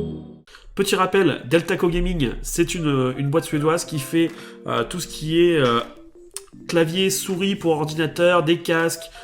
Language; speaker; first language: French; native; French